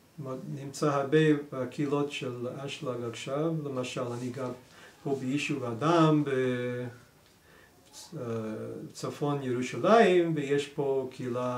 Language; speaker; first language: Hebrew; non-native, fluent; English